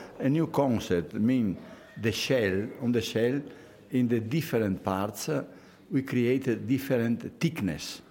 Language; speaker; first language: English; non-native, fluent; Italian